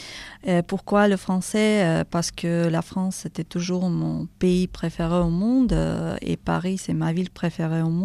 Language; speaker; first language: French; non-native, fluent; Russian